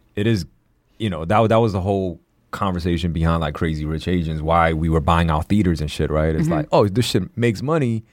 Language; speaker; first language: English; early bilingual, other home language; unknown